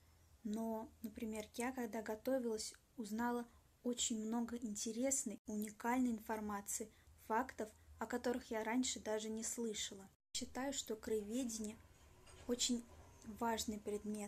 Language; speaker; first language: Russian; native; Russian